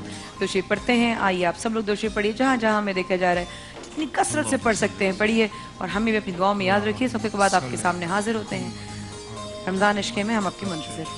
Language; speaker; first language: Urdu; native; Urdu